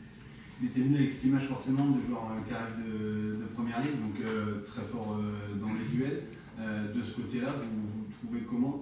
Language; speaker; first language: French; native; French